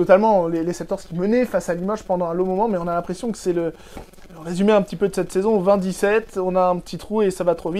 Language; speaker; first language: French; native; French